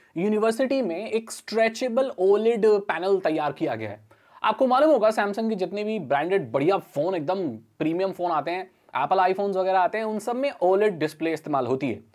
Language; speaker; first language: Hindi; native; Hindi